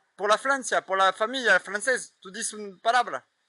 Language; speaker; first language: Spanish; non-native, learner; French